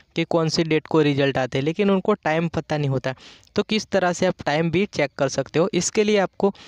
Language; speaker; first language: Hindi; non-native, local second language; Gujarati